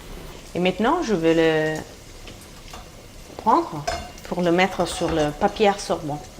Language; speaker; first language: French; non-native, fluent; Italian